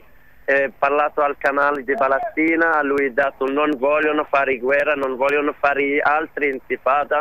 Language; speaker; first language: Italian; non-native, learner; Arabic